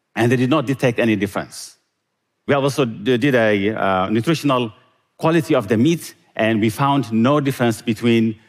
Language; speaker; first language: English; non-native, fluent; Tigrinya